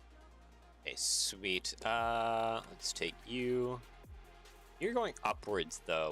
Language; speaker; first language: English; native; English